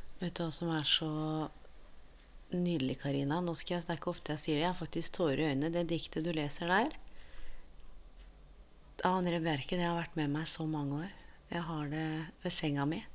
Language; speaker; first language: Norwegian; native; Norwegian